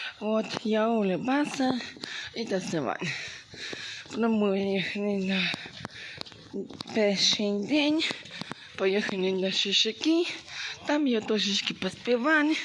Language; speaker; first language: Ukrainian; non-native, local second language; Russian